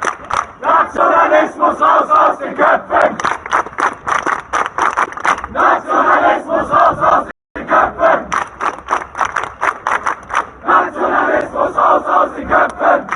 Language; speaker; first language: German; native; German